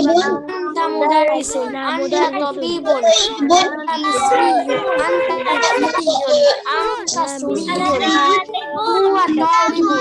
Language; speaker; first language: Arabic; non-native, learner; Bangla